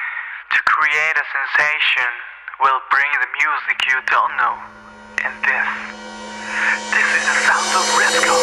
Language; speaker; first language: English; non-native, fluent; French